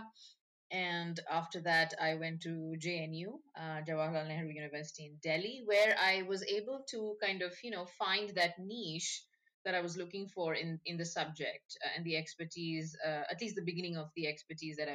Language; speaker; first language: English; non-native, local second language; Bangla